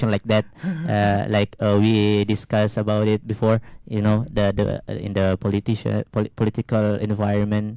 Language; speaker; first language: English; non-native, learner; Indonesian